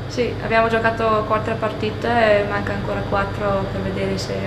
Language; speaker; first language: Italian; non-native, fluent; English